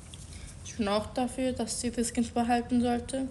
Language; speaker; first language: German; non-native, learner; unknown